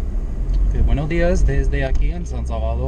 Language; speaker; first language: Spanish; non-native, learner; English